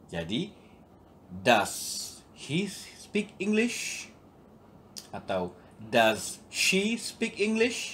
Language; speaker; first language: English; non-native, learner; Indonesian